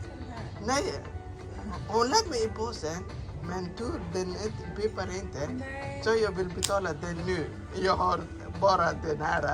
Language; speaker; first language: Swedish; non-native, learner; Somali